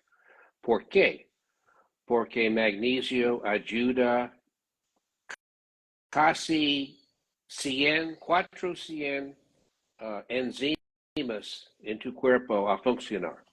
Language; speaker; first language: Spanish; non-native, learner; English